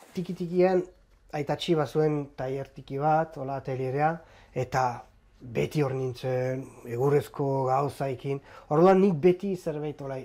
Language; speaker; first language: Basque; native; Basque